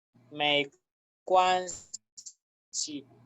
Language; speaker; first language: Chinese; non-native, fluent; Spanish